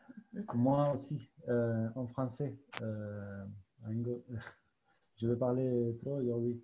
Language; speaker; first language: French; non-native, fluent; Spanish